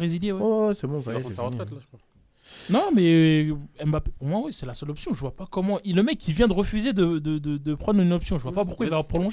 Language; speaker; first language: French; native; French